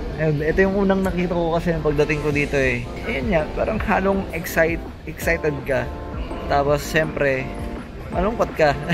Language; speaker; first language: Filipino; native; Filipino